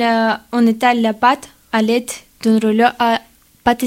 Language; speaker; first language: French; non-native, learner; Ukrainian